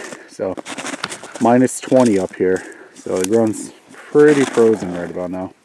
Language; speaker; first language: English; native; English